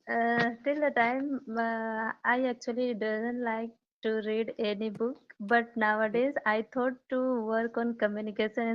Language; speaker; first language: English; non-native, learner; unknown